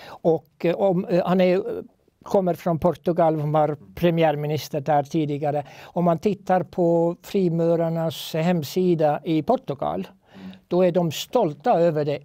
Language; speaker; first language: Swedish; non-native, fluent; Estonian